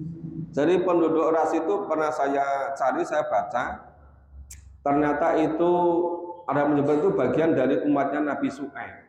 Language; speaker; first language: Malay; non-native, local second language; Javanese